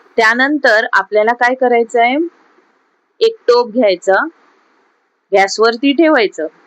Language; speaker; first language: Marathi; non-native, local second language; Urdu